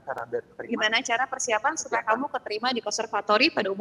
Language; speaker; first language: Indonesian; native; Indonesian